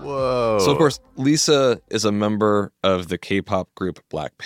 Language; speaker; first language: English; native; English